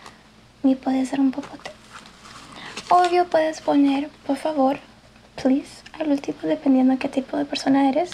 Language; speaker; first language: Spanish; early bilingual, heritage; English